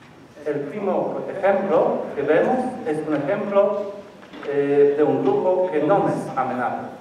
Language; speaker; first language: Spanish; non-native, learner; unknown